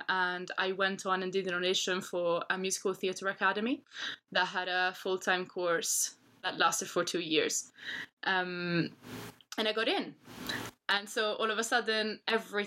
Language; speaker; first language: English; non-native, fluent; Italian